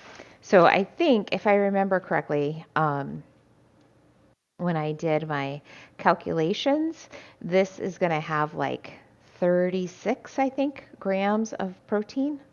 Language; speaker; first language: English; native; English